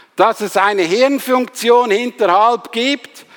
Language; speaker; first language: German; native; German